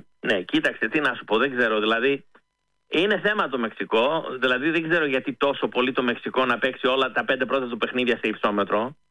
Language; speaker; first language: Greek; early bilingual, heritage; Greek